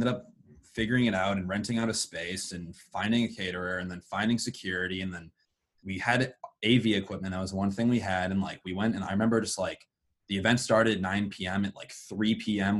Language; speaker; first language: English; native; English